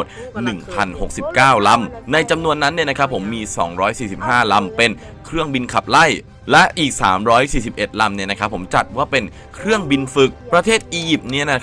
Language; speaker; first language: Thai; native; Thai